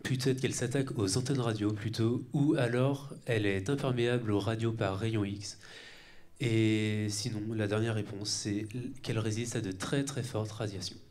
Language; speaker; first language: French; native; French